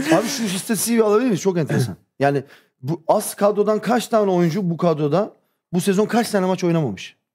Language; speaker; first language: Turkish; early bilingual, heritage; Turkish